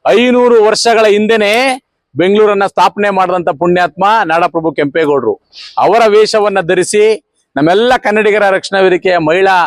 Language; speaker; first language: Kannada; native; Kannada